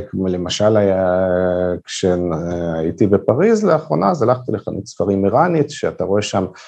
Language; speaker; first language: Hebrew; non-native, fluent; Russian